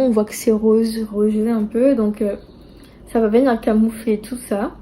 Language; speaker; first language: French; native; French